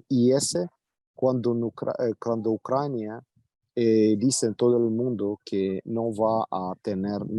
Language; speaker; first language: Spanish; non-native, fluent; Ukrainian